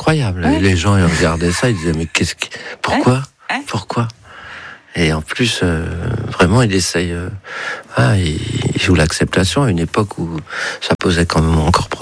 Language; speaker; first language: French; native; French